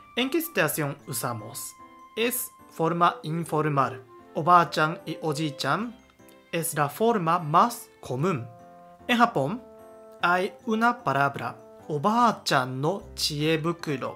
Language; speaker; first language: Spanish; non-native, learner; Japanese